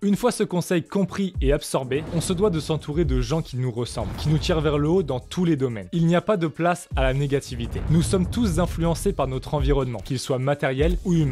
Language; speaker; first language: French; native; French